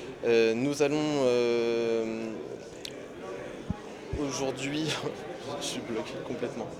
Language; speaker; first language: French; native; French